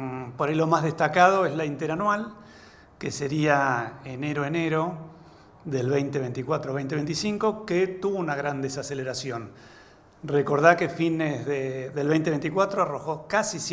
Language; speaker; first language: Spanish; native; Spanish